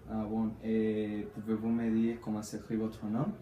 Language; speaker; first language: French; non-native, learner; Spanish